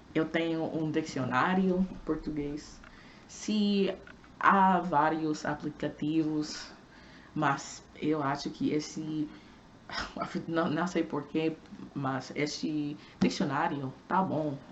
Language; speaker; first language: Portuguese; non-native, fluent; English